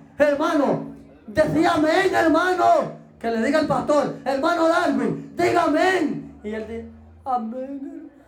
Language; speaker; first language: Spanish; native; Spanish